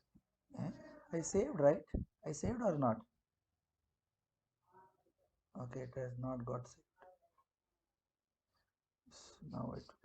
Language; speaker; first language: English; non-native, local second language; Kannada